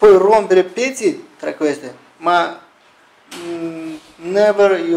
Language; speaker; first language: Italian; non-native, learner; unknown